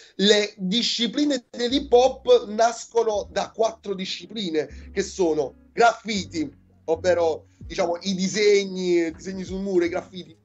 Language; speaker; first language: Italian; native; Italian